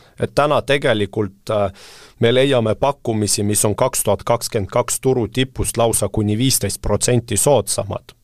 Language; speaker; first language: Estonian; non-native, local second language; Russian